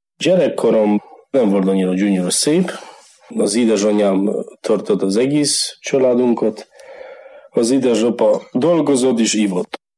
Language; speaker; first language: Hungarian; non-native, learner; Polish